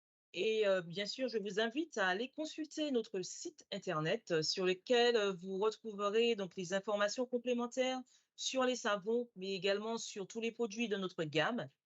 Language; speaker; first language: French; native; French